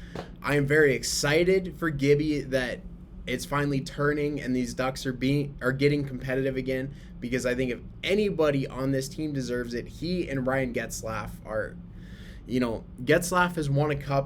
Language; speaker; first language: English; native; English